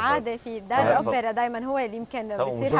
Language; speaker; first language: Arabic; native; Arabic